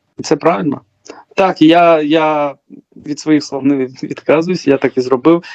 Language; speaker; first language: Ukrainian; early bilingual, other home language; Georgian